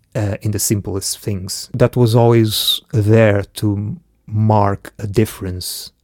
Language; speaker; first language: English; early bilingual, other home language; Portuguese